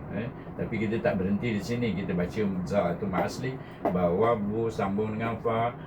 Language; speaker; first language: Malay; native; Malay